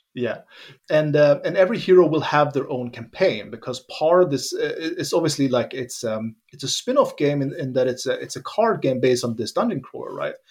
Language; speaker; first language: English; non-native, fluent; Swedish